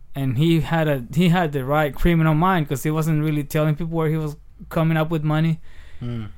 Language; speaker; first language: English; early bilingual, other home language; Spanish